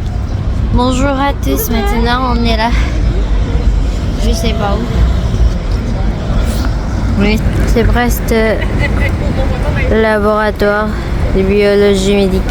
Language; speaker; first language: French; non-native, learner; Indonesian